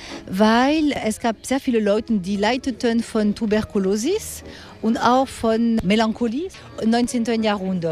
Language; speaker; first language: German; non-native, fluent; French